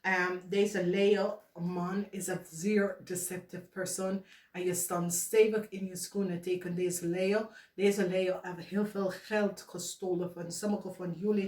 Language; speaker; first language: Dutch; non-native, learner; English